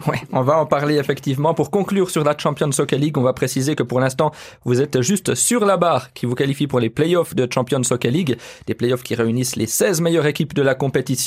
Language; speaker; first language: French; native; French